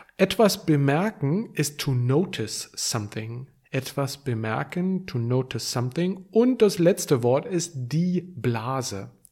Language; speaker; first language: German; native; German